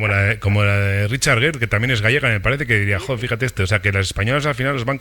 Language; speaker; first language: Spanish; native; Spanish